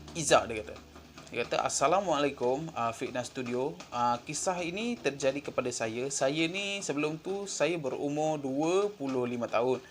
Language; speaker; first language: Malay; native; Malay